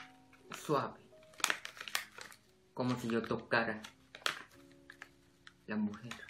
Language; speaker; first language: Spanish; non-native, fluent; Korean